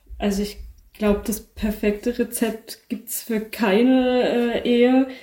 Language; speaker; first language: German; native; German